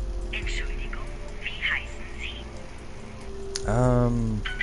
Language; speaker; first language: German; non-native, learner; English